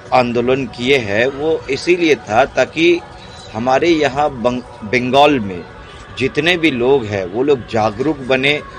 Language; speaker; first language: Hindi; non-native, local second language; Bangla